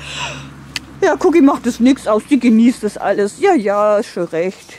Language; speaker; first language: German; native; German